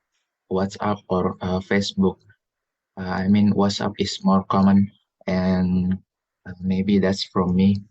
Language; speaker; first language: English; non-native, learner; Indonesian